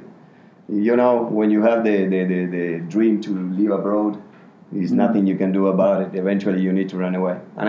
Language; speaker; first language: English; non-native, fluent; Spanish